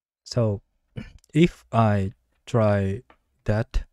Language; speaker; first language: English; non-native, learner; Japanese